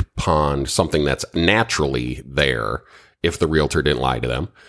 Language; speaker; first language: English; native; English